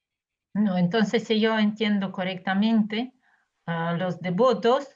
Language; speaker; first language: Spanish; non-native, fluent; Russian